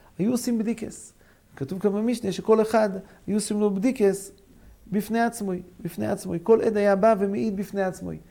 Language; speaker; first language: Hebrew; non-native, fluent; English